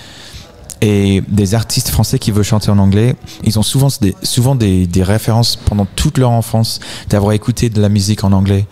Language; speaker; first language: French; non-native, fluent; English